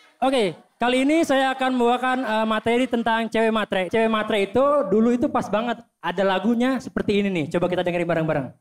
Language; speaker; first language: Indonesian; native; Indonesian